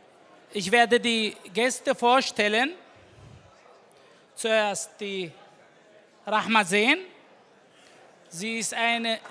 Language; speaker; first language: German; non-native, fluent; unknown